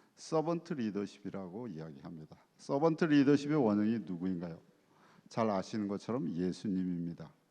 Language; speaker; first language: Korean; native; Korean